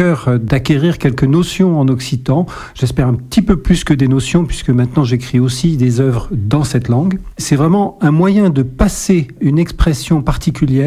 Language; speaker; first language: French; native; French